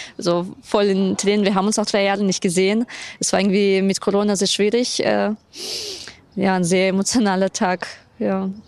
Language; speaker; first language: German; non-native, fluent; Ukrainian